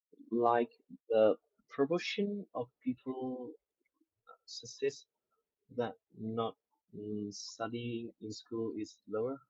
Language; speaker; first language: English; non-native, learner; Vietnamese